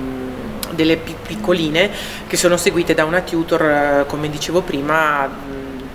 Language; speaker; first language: Italian; native; Italian